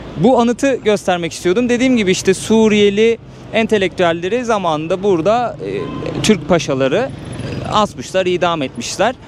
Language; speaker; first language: Turkish; native; Turkish